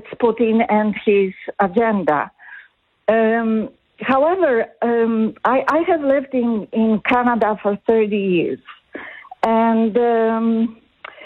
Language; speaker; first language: English; non-native, fluent; Polish